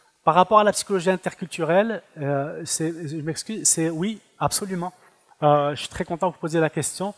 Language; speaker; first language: French; non-native, fluent; Arabic